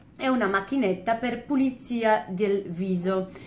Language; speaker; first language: Italian; non-native, fluent; Polish